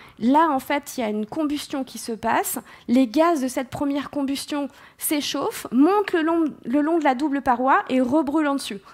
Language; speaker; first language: French; native; French